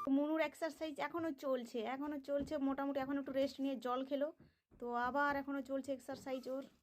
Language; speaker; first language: Bangla; native; Bangla